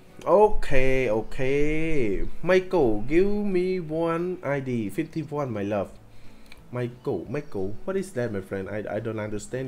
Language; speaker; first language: English; non-native, learner; Khmer